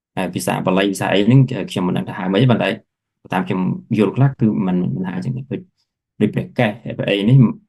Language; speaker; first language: Khmer; non-native, local second language; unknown